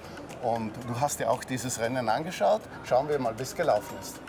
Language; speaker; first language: German; native; German